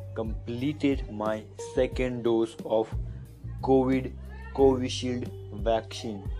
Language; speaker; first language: English; non-native, local second language; Hindi